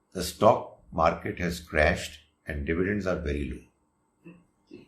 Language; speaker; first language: English; non-native, local second language; Urdu